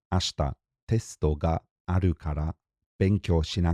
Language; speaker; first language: Japanese; non-native, fluent; English